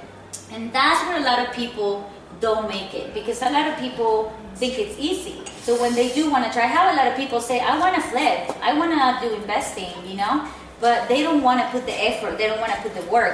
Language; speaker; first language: English; non-native, fluent; Spanish